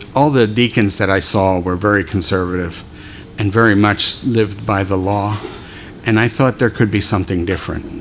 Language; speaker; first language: English; native; English